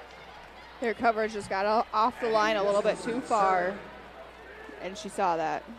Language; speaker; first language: English; native; English